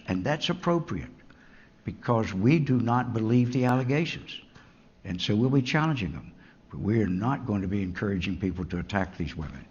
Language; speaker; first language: English; native; English